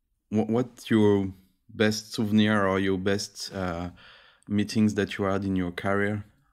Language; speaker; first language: English; non-native, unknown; French